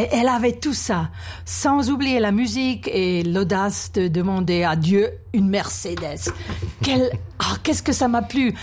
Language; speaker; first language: French; non-native, fluent; German